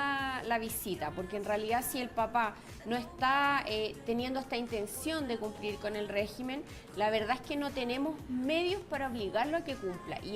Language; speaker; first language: Spanish; native; Spanish